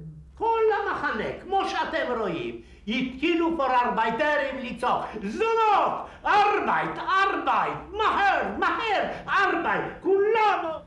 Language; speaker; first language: Hebrew; non-native, fluent; Polish